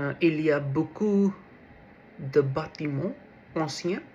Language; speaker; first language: French; non-native, learner; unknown